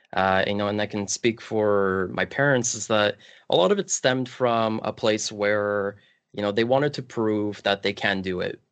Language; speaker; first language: English; early bilingual, other home language; Polish